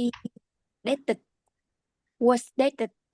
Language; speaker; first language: English; non-native, learner; Vietnamese